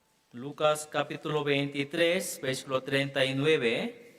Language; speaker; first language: Spanish; non-native, learner; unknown